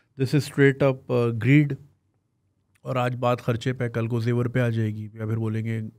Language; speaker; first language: Urdu; native; Urdu